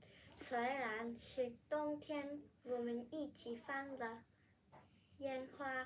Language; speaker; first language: Chinese; non-native, learner; Japanese